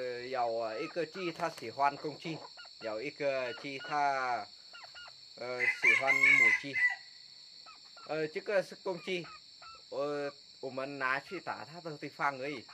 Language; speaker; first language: Chinese; non-native, learner; Vietnamese